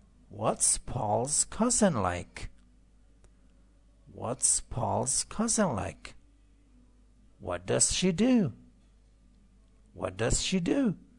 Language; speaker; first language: English; non-native, fluent; Persian